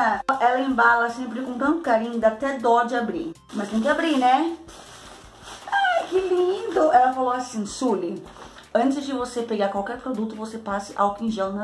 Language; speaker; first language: Portuguese; native; Portuguese